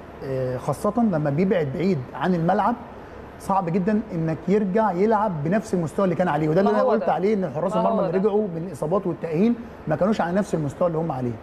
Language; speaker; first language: Arabic; native; Arabic